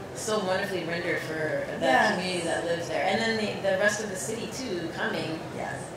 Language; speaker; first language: English; native; English